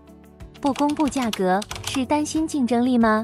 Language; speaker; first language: Chinese; native; Chinese